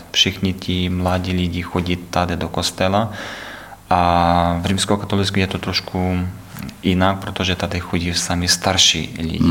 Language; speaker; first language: Czech; non-native, learner; Ukrainian